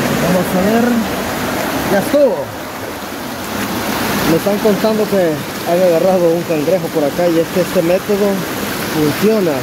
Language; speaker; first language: Spanish; native; Spanish